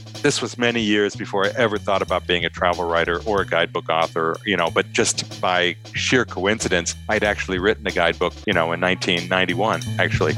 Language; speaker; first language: English; native; English